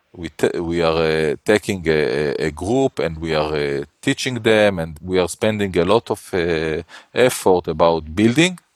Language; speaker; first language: English; non-native, learner; Hebrew